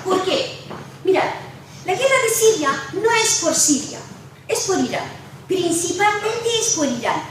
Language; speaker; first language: Spanish; non-native, fluent; Persian